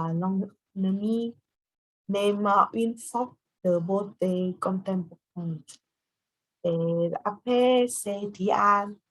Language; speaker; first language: French; non-native, learner; Vietnamese